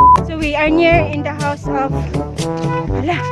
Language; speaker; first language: English; non-native, learner; Cebuano